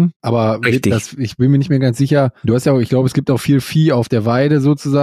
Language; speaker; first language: German; native; German